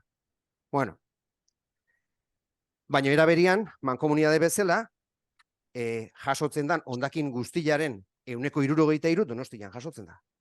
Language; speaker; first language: Basque; native; Basque